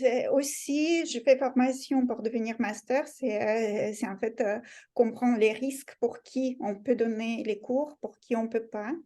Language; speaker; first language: French; non-native, fluent; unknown